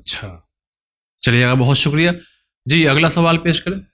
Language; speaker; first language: Urdu; native; Urdu